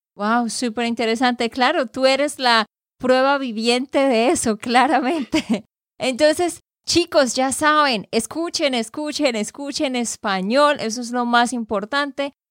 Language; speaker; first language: Spanish; native; Spanish